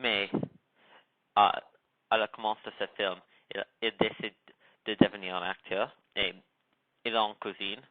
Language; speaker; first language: French; non-native, learner; English